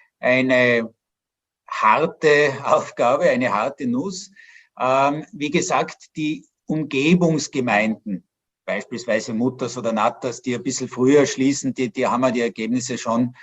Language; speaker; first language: German; native; German